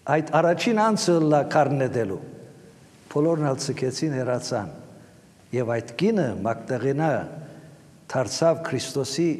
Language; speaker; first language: Armenian; early bilingual, heritage; Armenian